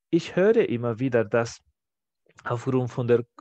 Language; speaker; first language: German; non-native, fluent; Spanish